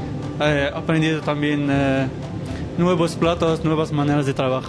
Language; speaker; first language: Spanish; non-native, fluent; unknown